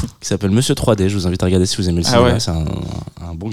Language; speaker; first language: French; native; French